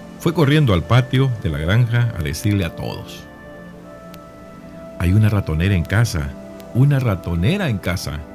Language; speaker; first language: Spanish; native; Spanish